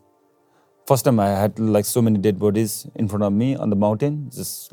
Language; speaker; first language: English; non-native, local second language; Sherpa